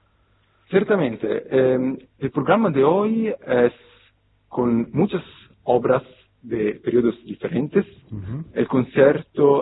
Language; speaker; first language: Spanish; non-native, fluent; Italian